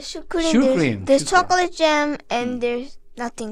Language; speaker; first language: English; non-native, learner; Korean